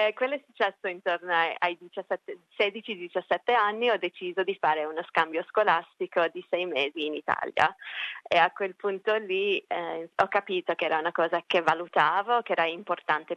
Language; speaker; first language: Italian; early bilingual, heritage; Italian